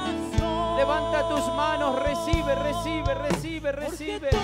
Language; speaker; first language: Spanish; native; Spanish